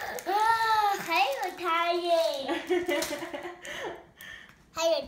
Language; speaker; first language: Chinese; early bilingual, other home language; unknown